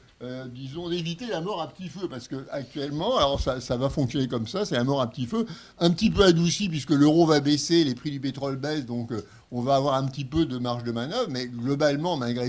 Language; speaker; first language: French; native; French